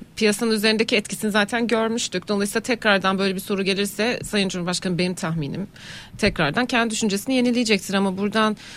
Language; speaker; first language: Turkish; native; Turkish